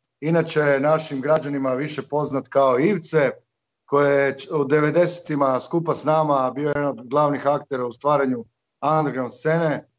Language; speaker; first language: Croatian; native; Croatian